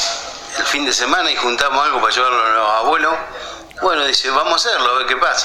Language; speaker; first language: Spanish; native; Spanish